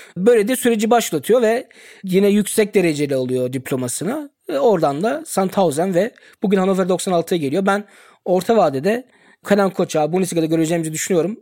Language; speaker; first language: Turkish; early bilingual, heritage; Turkish